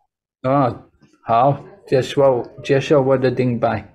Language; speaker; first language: Chinese; non-native, learner; English